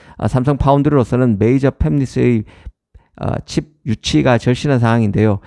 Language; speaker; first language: Korean; native; Korean